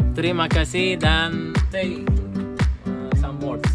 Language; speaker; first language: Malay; non-native, learner; Arabic